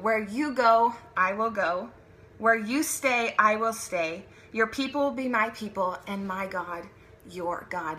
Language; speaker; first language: English; native; English